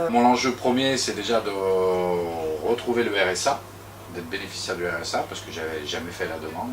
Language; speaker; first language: French; native; French